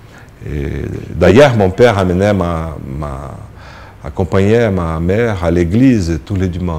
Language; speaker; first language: French; non-native, fluent; Portuguese